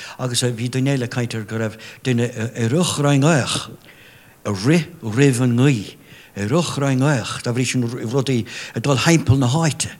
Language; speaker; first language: Irish; non-native, local second language; English